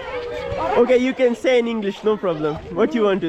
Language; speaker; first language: English; non-native, learner; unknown